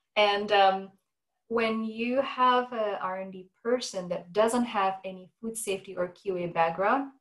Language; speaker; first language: English; non-native, fluent; Indonesian